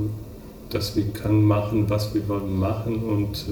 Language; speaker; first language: German; non-native, fluent; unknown